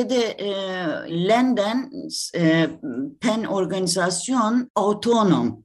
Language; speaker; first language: German; non-native, learner; Turkish